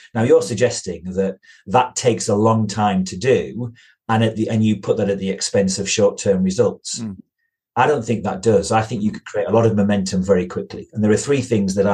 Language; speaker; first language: English; native; English